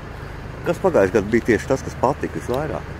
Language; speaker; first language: Latvian; native; Latvian